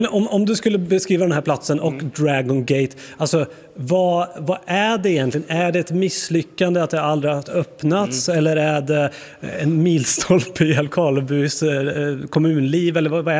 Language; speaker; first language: Swedish; native; Swedish